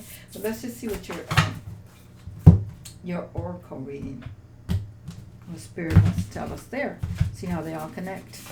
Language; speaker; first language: English; native; English